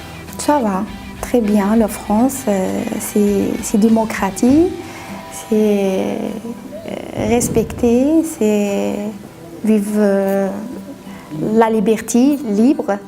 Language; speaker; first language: French; non-native, learner; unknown